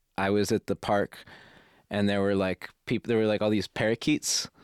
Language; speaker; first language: English; native; English